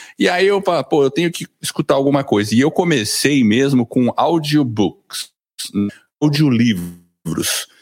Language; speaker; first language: Portuguese; early bilingual, other home language; English